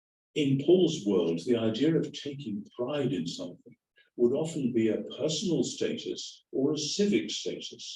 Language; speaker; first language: English; native; English